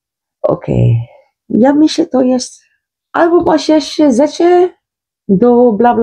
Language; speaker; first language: Polish; non-native, learner; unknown